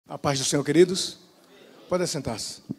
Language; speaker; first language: Portuguese; native; Portuguese